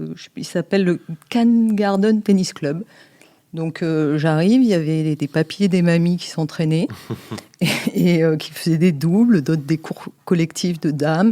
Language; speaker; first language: French; native; French